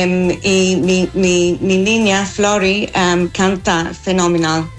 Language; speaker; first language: Spanish; non-native, fluent; English